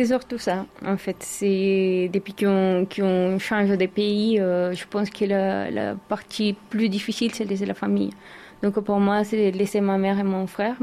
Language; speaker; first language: French; non-native, fluent; Spanish